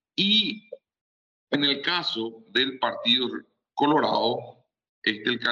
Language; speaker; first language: Spanish; native; Spanish